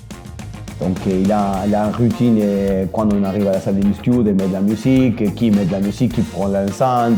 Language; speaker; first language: French; non-native, fluent; Spanish